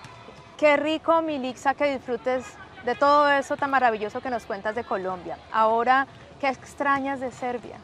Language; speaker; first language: Spanish; native; Spanish